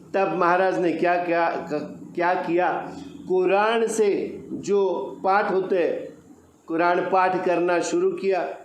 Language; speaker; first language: Hindi; non-native, local second language; Marathi